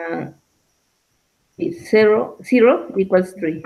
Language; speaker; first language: English; non-native, learner; Spanish